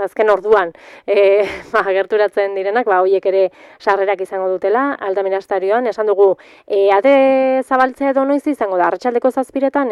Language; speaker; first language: Basque; native; Basque